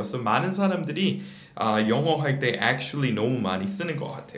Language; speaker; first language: Korean; non-native, fluent; English